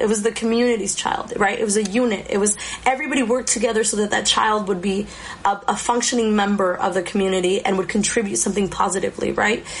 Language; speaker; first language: English; early bilingual, other home language; Spanish